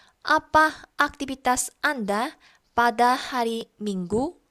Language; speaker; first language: Indonesian; non-native, fluent; Korean